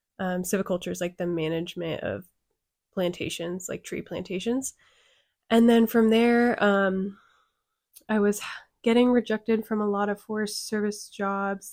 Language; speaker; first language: English; native; English